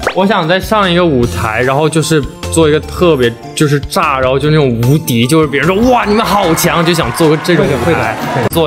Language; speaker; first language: Chinese; non-native, fluent; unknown